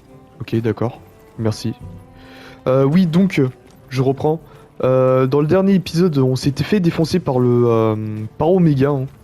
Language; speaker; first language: French; native; French